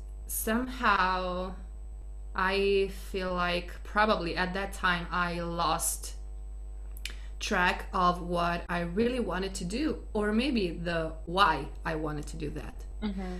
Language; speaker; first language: English; non-native, fluent; Italian